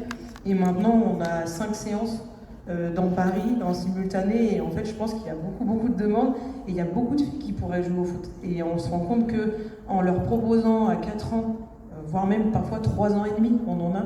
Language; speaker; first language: French; native; French